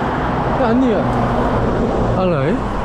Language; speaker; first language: Thai; non-native, learner; Korean